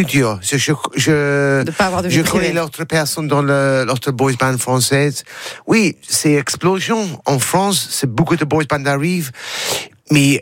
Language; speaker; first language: French; non-native, learner; English